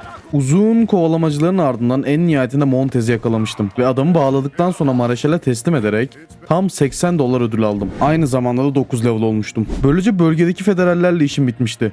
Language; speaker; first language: Turkish; native; Turkish